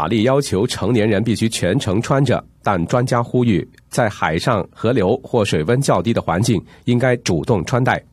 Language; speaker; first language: Chinese; native; Chinese